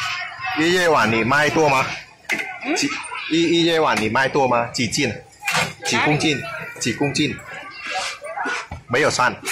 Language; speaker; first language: Chinese; non-native, learner; Vietnamese